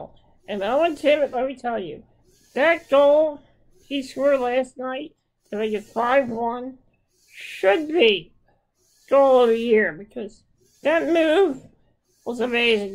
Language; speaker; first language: English; native; English